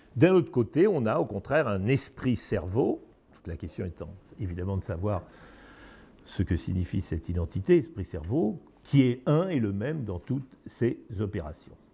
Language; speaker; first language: French; native; French